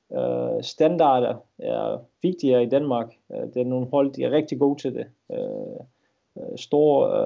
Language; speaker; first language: Danish; non-native, fluent; Dutch